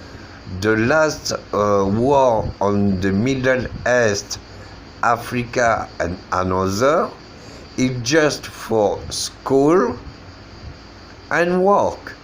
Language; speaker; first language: English; non-native, learner; French